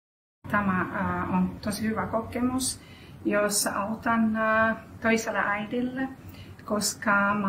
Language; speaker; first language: Finnish; non-native, learner; Albanian